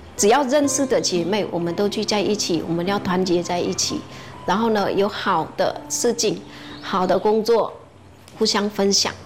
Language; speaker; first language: Chinese; non-native, fluent; Vietnamese